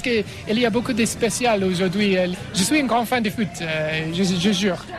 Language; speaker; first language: French; non-native, learner; English